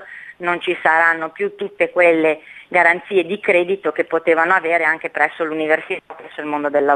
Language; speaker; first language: Italian; native; Italian